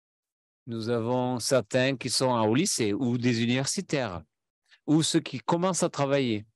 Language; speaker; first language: French; non-native, fluent; Catalan